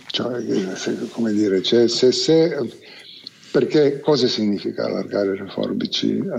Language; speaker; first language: Italian; non-native, fluent; Slovenian